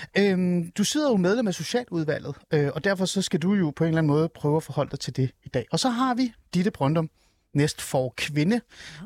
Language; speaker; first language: Danish; early bilingual, other home language; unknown